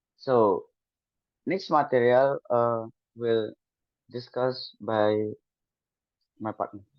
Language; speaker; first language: English; non-native, learner; Indonesian